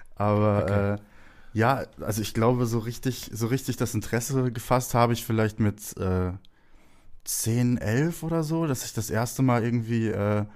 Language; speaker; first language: German; native; German